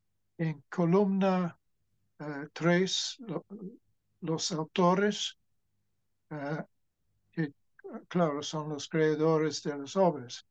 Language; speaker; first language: Spanish; non-native, fluent; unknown